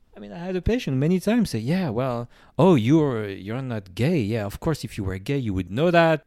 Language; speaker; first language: English; non-native, fluent; French